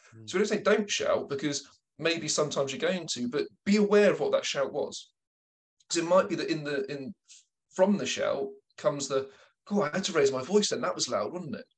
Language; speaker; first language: English; native; English